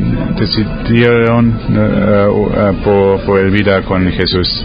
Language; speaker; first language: Spanish; non-native, learner; German